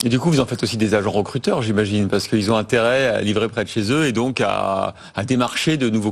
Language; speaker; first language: French; native; French